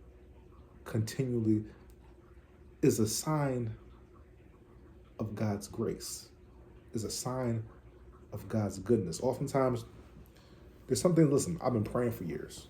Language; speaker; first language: English; native; English